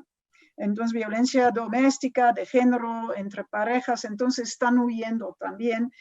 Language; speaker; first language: Spanish; non-native, fluent; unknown